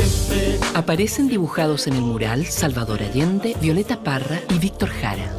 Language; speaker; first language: Spanish; native; Spanish